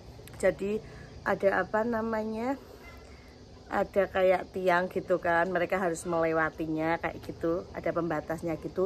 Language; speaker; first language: Indonesian; native; Indonesian